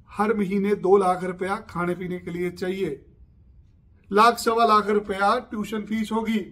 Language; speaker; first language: Hindi; non-native, local second language; Punjabi